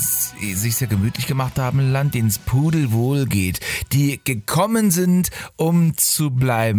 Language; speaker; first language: German; native; German